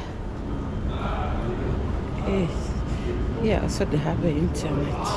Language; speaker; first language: English; non-native, learner; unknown